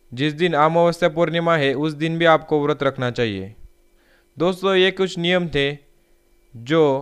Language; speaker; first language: Hindi; non-native, local second language; Marathi